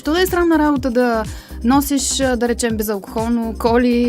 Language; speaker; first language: Bulgarian; native; Bulgarian